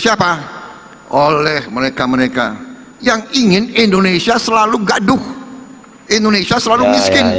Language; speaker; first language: Indonesian; native; Indonesian